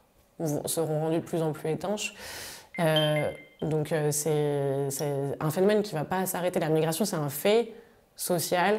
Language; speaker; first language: French; native; French